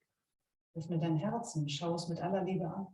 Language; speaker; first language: German; native; German